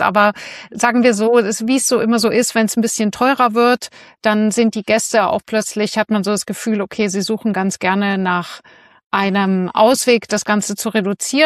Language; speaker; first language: German; native; German